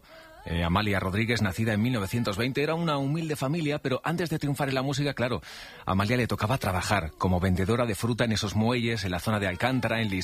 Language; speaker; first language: Spanish; native; Spanish